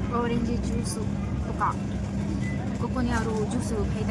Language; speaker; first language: Japanese; non-native, learner; Marathi